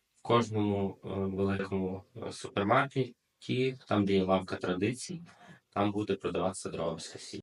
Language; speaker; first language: Ukrainian; native; Ukrainian